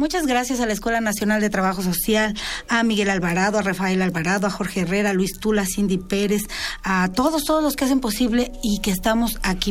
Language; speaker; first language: Spanish; native; Spanish